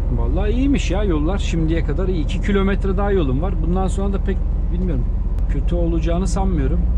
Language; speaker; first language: Turkish; native; Turkish